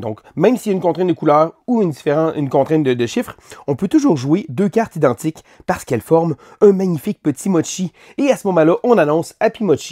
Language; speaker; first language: French; native; French